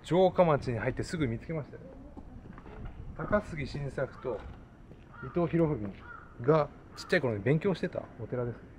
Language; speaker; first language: Japanese; native; Japanese